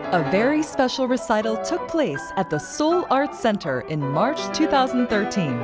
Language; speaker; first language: English; native; English